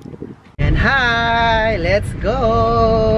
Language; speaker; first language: English; non-native, learner; Filipino